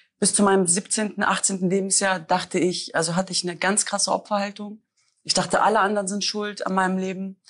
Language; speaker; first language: German; native; German